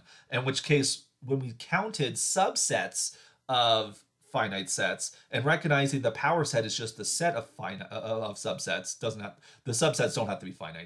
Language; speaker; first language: English; native; English